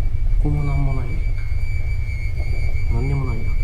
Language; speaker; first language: Japanese; native; Japanese